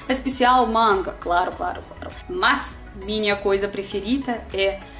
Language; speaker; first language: Portuguese; non-native, learner; Russian